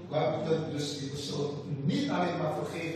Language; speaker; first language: Dutch; non-native, fluent; Indonesian